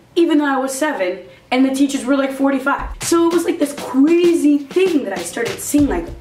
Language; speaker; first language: English; early bilingual, other home language; Portuguese